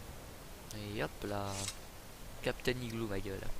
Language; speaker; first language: French; native; French